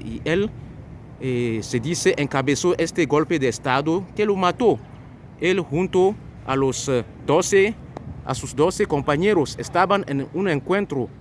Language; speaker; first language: Spanish; non-native, fluent; French